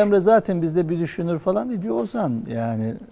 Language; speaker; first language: Turkish; native; Turkish